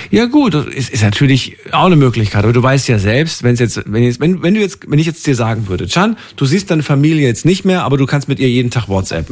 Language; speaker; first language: German; native; German